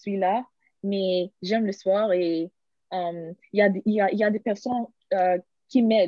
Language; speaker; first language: French; non-native, learner; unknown